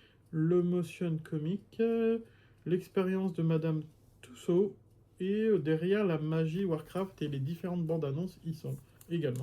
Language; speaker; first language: French; native; French